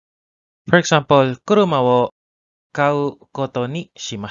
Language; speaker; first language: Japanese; non-native, learner; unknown